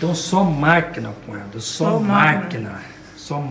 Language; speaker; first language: Portuguese; native; Portuguese